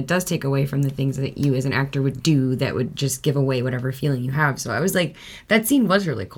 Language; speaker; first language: English; early bilingual, other home language; Spanish